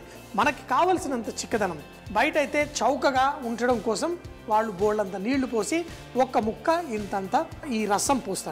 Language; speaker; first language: Telugu; native; Telugu